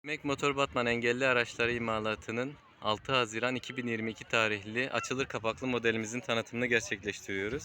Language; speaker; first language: Turkish; native; Turkish